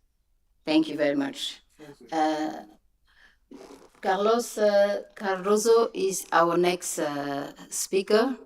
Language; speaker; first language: English; non-native, fluent; French